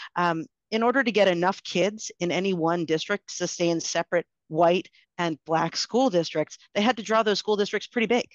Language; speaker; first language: English; native; English